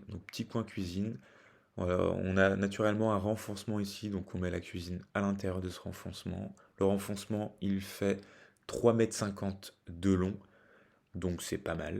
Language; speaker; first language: French; native; French